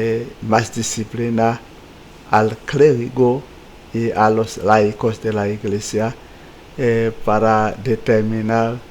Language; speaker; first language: Spanish; non-native, fluent; Haitian Creole